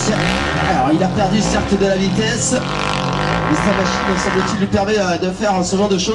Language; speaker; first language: French; native; French